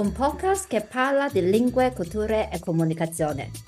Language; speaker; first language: Italian; non-native, fluent; Chinese